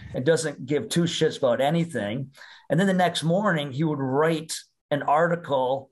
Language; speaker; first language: English; native; English